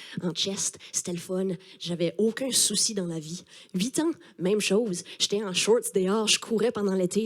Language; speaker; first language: French; native; French